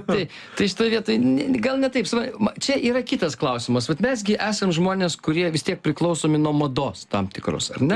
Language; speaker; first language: Lithuanian; native; Lithuanian